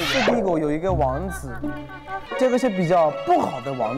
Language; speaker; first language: Chinese; non-native, fluent; Persian